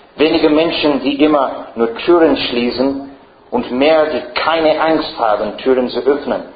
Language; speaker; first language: German; non-native, fluent; English